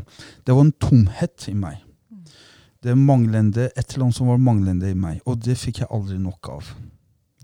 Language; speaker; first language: Norwegian; non-native, fluent; Persian